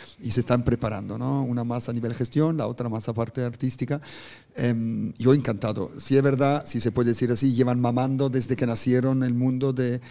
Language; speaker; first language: Spanish; non-native, fluent; German